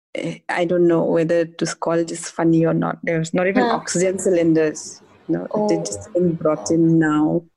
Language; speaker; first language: English; non-native, local second language; Adi